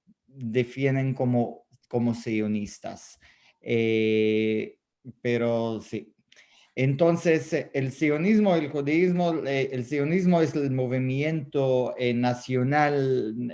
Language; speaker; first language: Spanish; non-native, fluent; Arabic